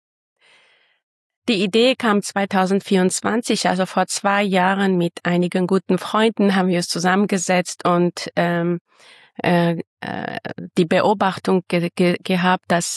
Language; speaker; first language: German; non-native, fluent; Armenian